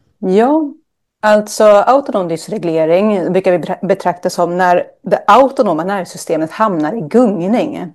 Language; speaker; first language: Swedish; native; Swedish